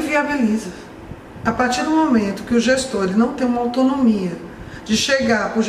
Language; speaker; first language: Portuguese; native; Portuguese